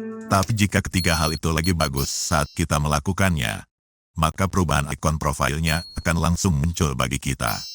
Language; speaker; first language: Indonesian; native; Indonesian